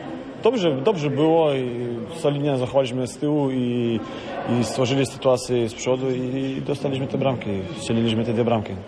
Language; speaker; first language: Polish; non-native, fluent; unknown